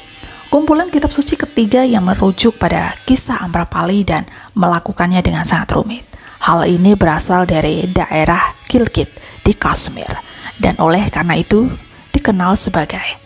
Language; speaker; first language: Indonesian; native; Indonesian